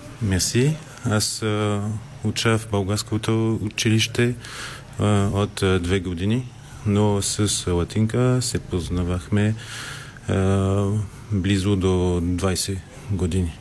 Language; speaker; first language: Bulgarian; non-native, learner; French